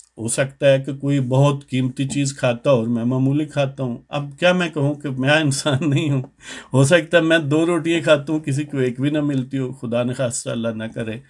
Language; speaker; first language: Urdu; native; Urdu